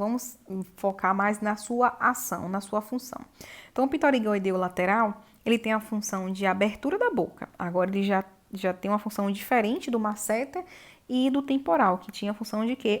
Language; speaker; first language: Portuguese; native; Portuguese